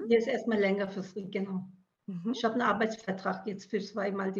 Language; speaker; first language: German; early bilingual, other home language; Turkish